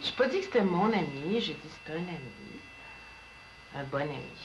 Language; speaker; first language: French; native; French